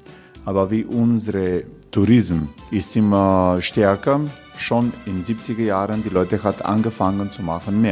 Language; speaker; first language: German; non-native, fluent; Croatian